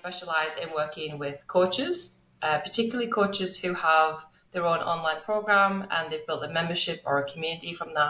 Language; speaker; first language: English; native; English